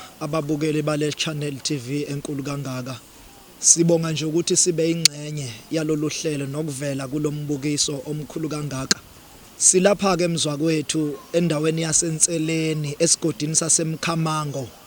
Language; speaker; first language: Zulu; native; Zulu